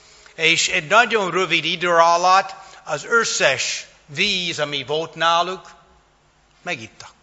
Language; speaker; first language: Hungarian; non-native, fluent; English